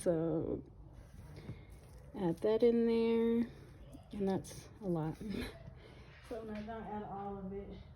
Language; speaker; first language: English; native; English